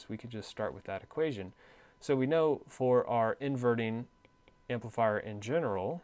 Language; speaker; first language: English; native; English